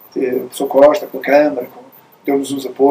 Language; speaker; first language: Portuguese; native; Portuguese